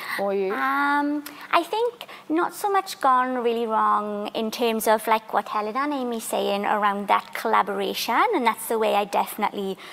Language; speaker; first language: English; native; English